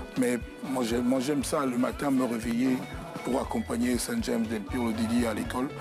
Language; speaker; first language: French; non-native, local second language; Lingala